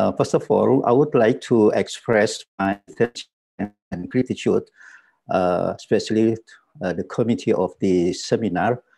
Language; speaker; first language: English; non-native, learner; Indonesian